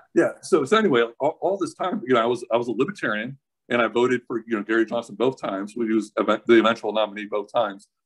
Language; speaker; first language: English; native; English